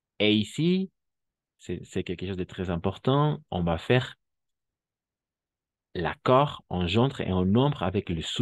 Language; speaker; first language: French; non-native, fluent; Spanish